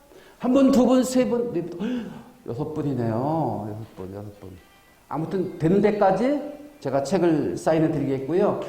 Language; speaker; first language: Korean; native; Korean